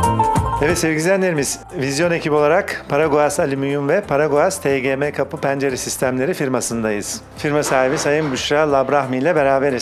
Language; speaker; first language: Turkish; native; Turkish